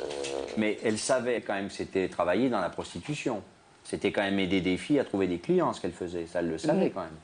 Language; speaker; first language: French; native; French